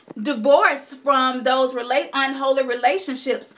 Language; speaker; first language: English; native; English